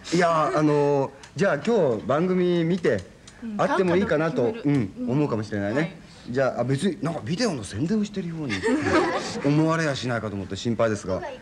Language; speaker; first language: Japanese; native; Japanese